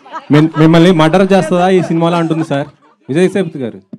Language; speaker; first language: Telugu; native; Telugu